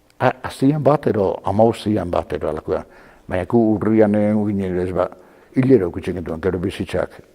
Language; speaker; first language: Basque; native; Basque